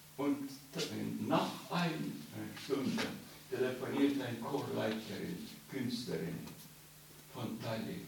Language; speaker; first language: German; non-native, learner; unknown